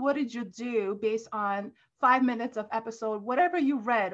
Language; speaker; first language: English; non-native, fluent; Armenian